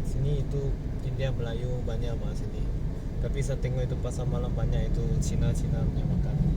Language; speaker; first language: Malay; non-native, local second language; Chinese